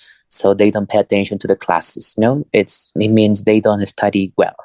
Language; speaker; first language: English; non-native, fluent; Spanish